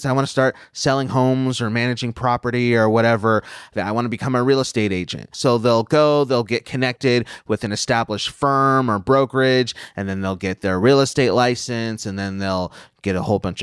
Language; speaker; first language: English; native; English